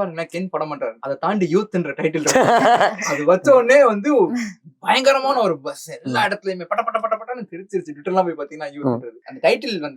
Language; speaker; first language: Tamil; native; Tamil